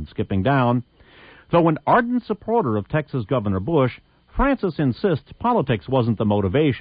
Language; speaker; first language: English; native; English